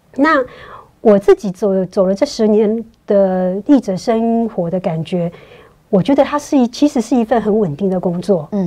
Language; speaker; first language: Chinese; native; Chinese